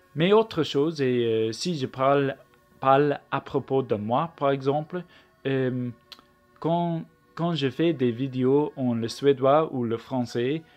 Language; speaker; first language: French; non-native, learner; English